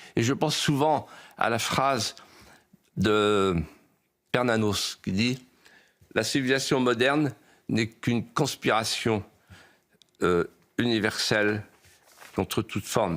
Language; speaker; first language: French; native; French